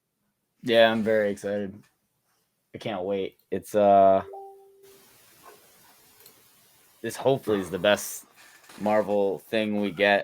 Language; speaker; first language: English; native; English